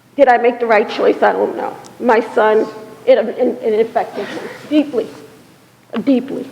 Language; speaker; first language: English; native; English